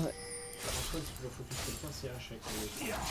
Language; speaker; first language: French; native; French